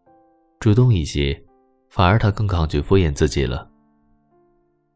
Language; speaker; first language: Chinese; native; Chinese